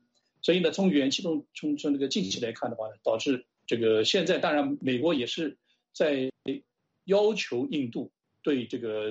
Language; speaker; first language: Chinese; native; Chinese